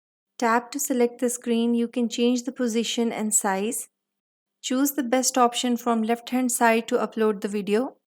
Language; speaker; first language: English; non-native, local second language; Hindi